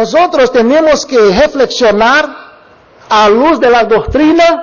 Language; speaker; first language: Spanish; non-native, learner; Portuguese